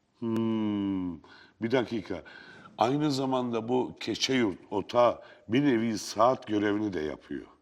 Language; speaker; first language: Turkish; native; Turkish